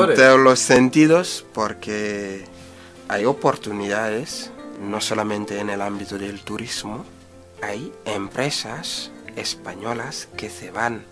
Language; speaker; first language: Spanish; non-native, fluent; Wolof